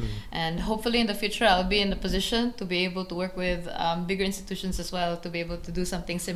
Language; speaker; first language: English; non-native, local second language; Cebuano